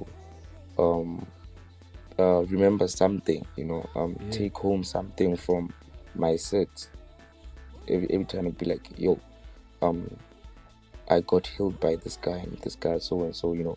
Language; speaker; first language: English; non-native, local second language; Southern Sotho